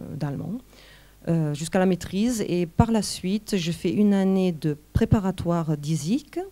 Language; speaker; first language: French; non-native, fluent; German